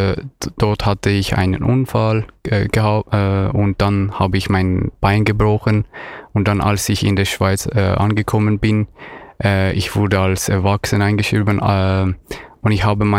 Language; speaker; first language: German; non-native, fluent; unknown